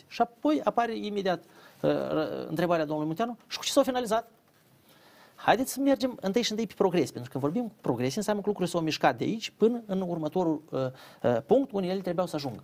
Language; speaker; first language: Romanian; native; Romanian